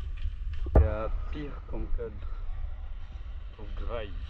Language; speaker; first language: French; native; French